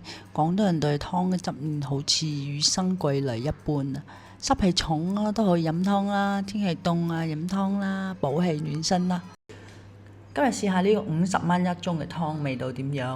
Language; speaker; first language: Chinese; non-native, local second language; Hakka Chinese